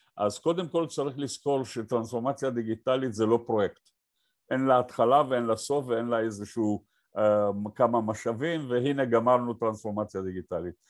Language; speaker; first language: Hebrew; native; Hebrew